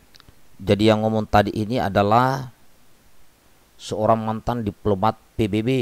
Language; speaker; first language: Indonesian; native; Indonesian